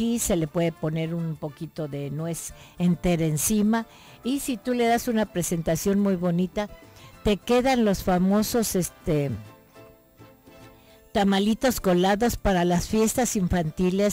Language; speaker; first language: Spanish; native; Spanish